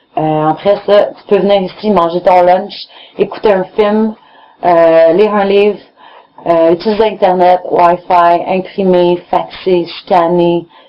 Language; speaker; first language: French; native; French